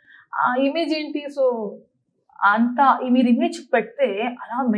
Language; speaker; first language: Telugu; non-native, learner; Tulu